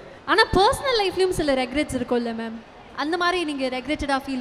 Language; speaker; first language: Tamil; native; Tamil